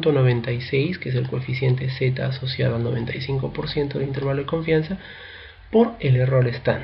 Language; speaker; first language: Spanish; native; Spanish